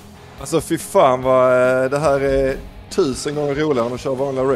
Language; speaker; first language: Swedish; native; Swedish